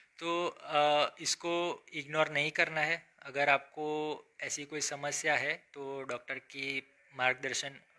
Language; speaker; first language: Hindi; non-native, local second language; Gujarati